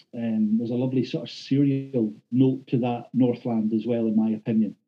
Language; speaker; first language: English; native; English